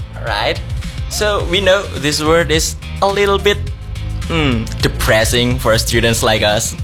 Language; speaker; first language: English; non-native, fluent; Indonesian